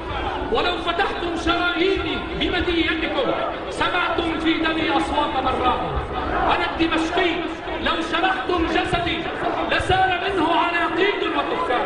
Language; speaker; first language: Arabic; native; Arabic